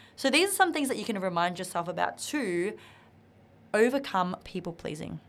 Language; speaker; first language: English; non-native, local second language; Vietnamese